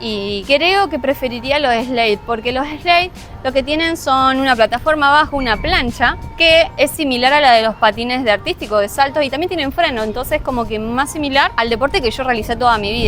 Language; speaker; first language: Spanish; native; Spanish